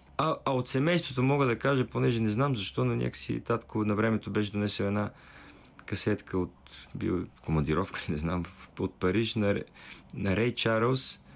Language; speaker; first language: Bulgarian; native; Bulgarian